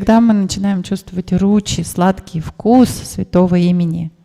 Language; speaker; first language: Russian; native; Russian